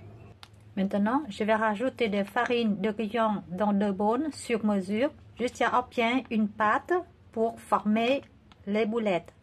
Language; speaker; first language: French; non-native, learner; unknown